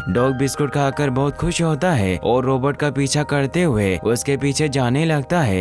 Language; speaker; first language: Hindi; native; Hindi